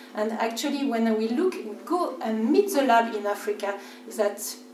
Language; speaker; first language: English; non-native, fluent; French